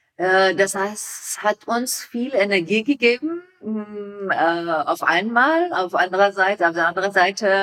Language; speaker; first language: German; non-native, learner; Persian